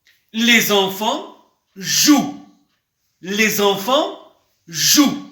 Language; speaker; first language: French; non-native, local second language; Arabic